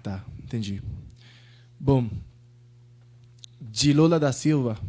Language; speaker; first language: Portuguese; non-native, fluent; Spanish